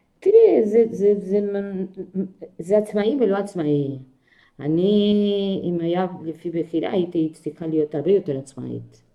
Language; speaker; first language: Hebrew; non-native, fluent; Spanish